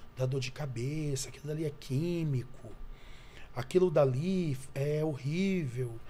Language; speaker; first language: Portuguese; native; Portuguese